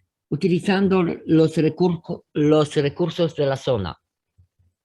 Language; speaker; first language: Spanish; non-native, fluent; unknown